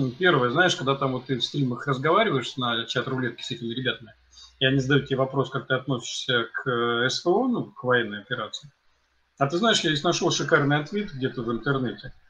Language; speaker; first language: Russian; native; Russian